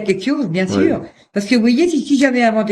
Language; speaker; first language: French; native; French